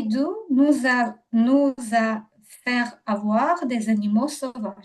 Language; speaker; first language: French; non-native, learner; Ukrainian